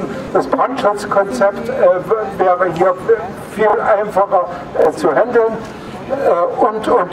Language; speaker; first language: German; native; German